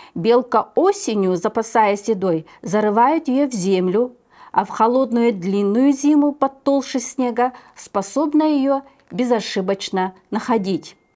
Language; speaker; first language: Russian; non-native, local second language; Yakut